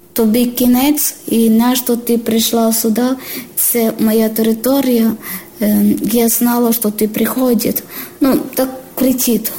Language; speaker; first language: Ukrainian; non-native, learner; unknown